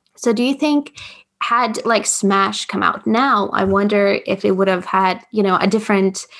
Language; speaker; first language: English; non-native, fluent; Latvian